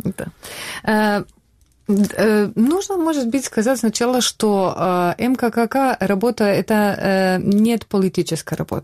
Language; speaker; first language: Russian; non-native, learner; Bosnian